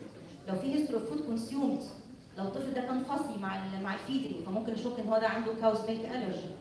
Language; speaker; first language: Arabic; native; Arabic